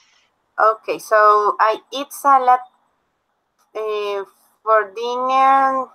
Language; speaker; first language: English; non-native, learner; Spanish